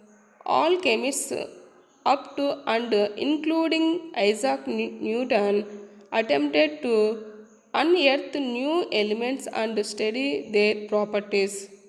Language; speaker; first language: English; non-native, local second language; Telugu